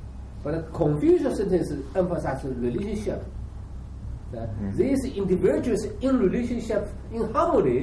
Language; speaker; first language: English; non-native, learner; Chinese